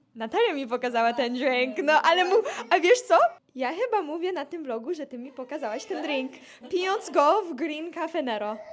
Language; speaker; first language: Polish; early bilingual, heritage; Polish